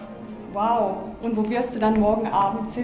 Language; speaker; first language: German; native; German